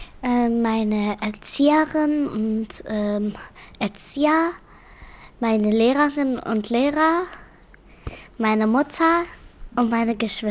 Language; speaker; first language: German; early bilingual, other home language; Arabic